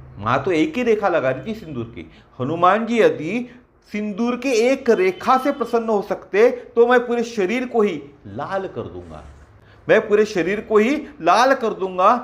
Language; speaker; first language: Hindi; non-native, local second language; Marathi